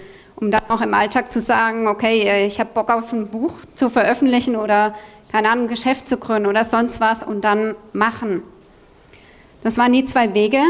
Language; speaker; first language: German; native; German